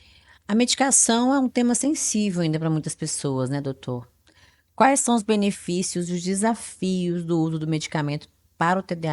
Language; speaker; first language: Portuguese; native; Portuguese